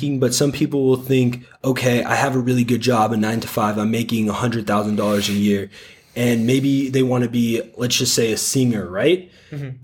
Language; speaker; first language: English; native; English